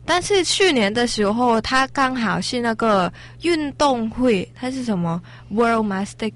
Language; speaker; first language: Chinese; non-native, learner; Thai